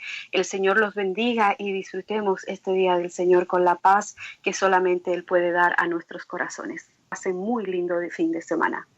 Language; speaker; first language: Spanish; native; Spanish